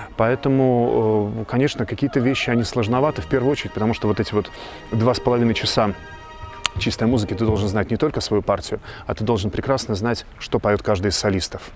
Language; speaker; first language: Russian; native; Russian